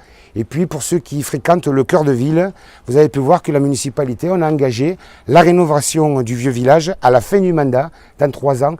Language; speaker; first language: French; native; French